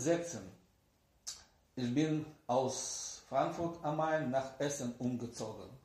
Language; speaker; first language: German; non-native, learner; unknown